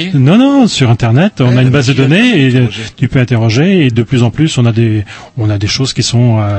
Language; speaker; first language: French; native; French